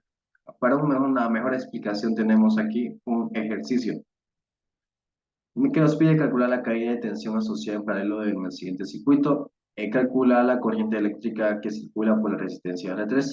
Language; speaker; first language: Spanish; native; Spanish